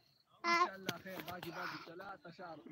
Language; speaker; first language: Arabic; non-native, learner; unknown